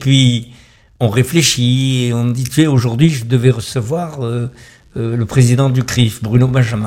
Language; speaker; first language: French; native; French